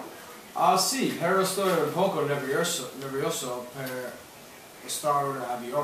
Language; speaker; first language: Spanish; non-native, learner; English